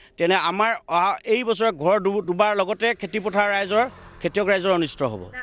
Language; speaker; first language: Assamese; native; Assamese